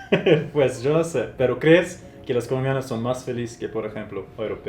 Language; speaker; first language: Spanish; non-native, fluent; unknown